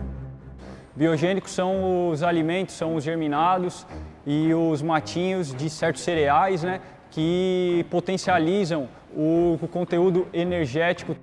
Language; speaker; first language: Portuguese; native; Portuguese